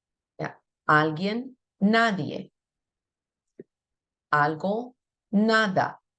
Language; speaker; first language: Spanish; non-native, fluent; English